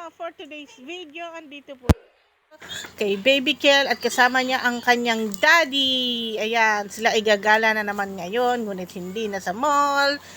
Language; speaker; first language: Filipino; native; Filipino